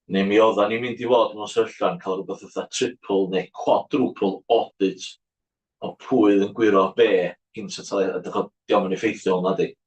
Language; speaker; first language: Welsh; native; Welsh